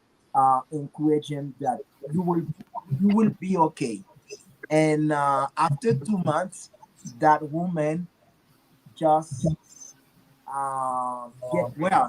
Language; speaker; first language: English; non-native, learner; Haitian Creole